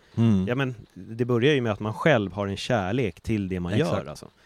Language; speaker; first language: Swedish; native; Swedish